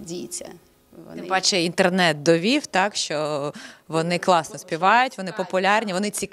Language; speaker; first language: Ukrainian; native; Ukrainian